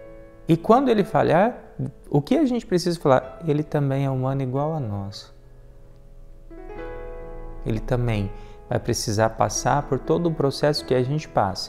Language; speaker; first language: Portuguese; native; Portuguese